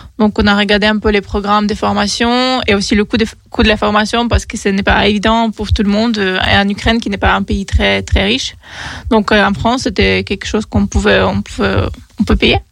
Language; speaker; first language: French; non-native, fluent; Ukrainian